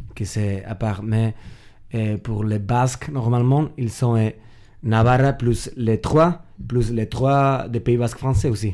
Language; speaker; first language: French; non-native, learner; Spanish